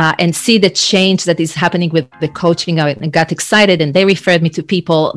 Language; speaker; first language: English; non-native, fluent; Hebrew